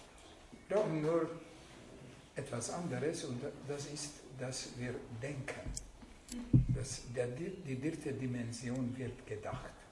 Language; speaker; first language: German; non-native, fluent; Hungarian